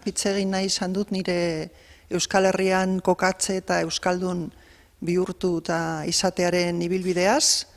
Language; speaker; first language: Basque; non-native, local second language; Spanish